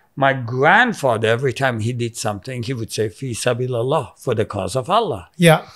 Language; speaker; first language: English; non-native, local second language; Persian